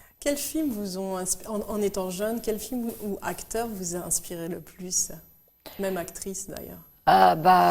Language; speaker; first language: French; native; French